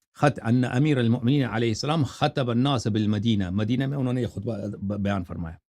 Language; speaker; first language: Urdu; non-native, fluent; Persian